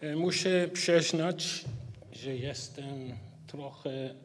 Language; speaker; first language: Polish; non-native, learner; English